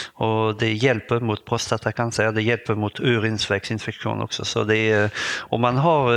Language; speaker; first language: Swedish; non-native, fluent; French